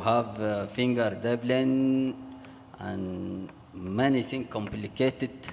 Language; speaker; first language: English; non-native, learner; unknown